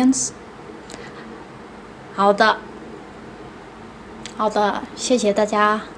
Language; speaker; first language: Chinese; non-native, learner; Vietnamese